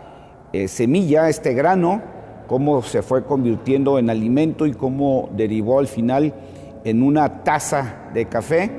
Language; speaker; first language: Spanish; native; Spanish